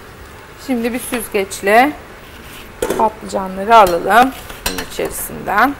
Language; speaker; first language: Turkish; native; Turkish